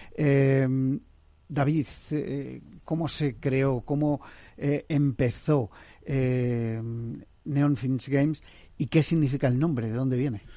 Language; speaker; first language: Spanish; native; Spanish